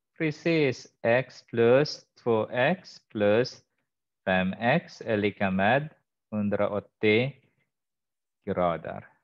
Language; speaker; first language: Swedish; non-native, fluent; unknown